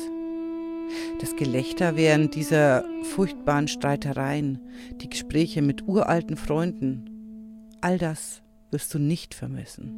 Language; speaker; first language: German; native; German